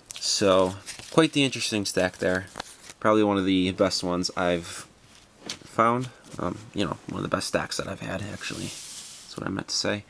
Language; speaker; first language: English; native; English